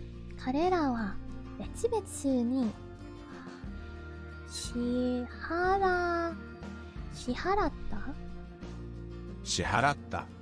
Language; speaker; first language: Japanese; non-native, learner; English